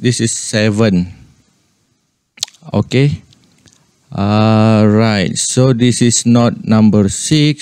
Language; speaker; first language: English; non-native, local second language; Malay